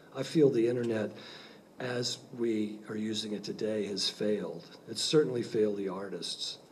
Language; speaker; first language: English; native; English